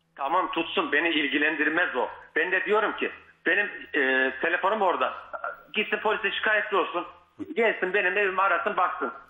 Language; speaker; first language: Turkish; native; Turkish